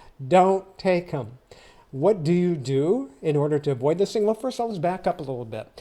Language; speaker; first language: English; native; English